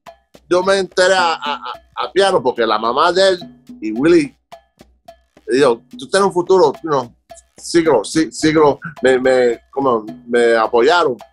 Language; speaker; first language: Spanish; early bilingual, other home language; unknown